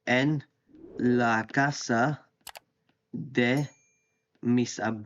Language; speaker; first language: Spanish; non-native, fluent; English